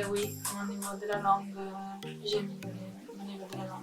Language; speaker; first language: French; non-native, learner; Italian